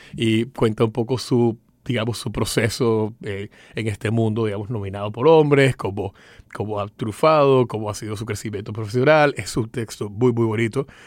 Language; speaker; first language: Spanish; native; Spanish